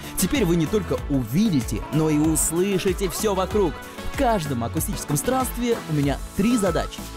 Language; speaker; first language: Russian; native; Russian